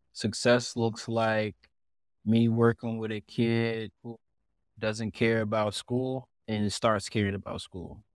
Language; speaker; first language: English; native; English